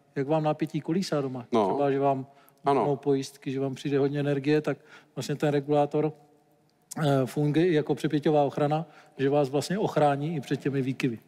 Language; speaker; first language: Czech; native; Czech